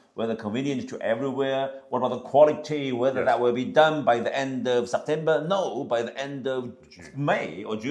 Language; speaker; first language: English; non-native, learner; Chinese